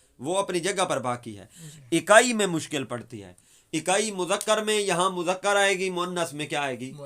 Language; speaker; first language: Urdu; native; Urdu